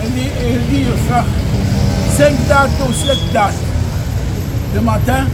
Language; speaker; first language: French; non-native, learner; Arabic